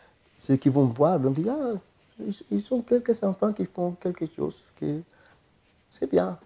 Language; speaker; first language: French; non-native, fluent; Spanish